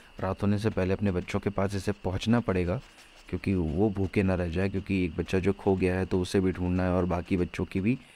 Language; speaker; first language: Hindi; native; Hindi